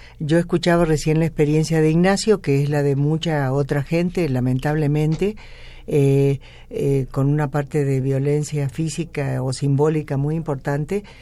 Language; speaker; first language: Spanish; native; Spanish